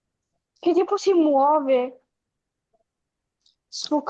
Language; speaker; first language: Italian; early bilingual, other home language; Bangla